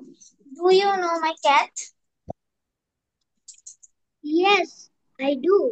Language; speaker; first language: English; non-native, learner; Bangla